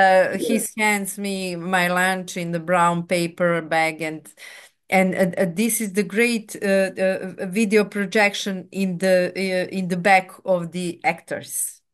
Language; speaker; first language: English; non-native, fluent; Serbian